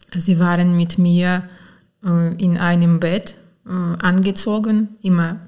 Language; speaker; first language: German; non-native, fluent; Ukrainian